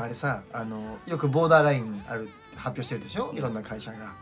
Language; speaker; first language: Japanese; native; Japanese